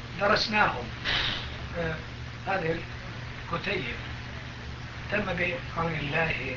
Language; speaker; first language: Arabic; non-native, fluent; Turkish